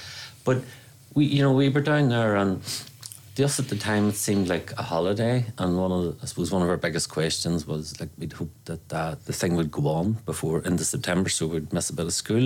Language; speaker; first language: English; native; English